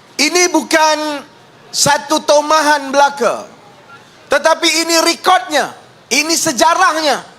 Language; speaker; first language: Malay; native; Malay